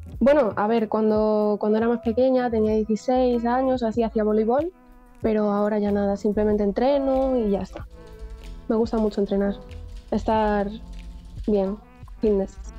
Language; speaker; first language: Spanish; native; Spanish